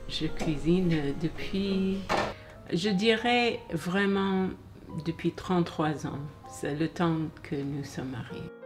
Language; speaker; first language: French; non-native, fluent; English